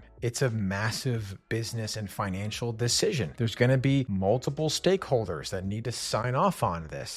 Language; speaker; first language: English; native; English